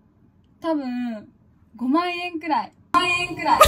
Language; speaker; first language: Japanese; native; Japanese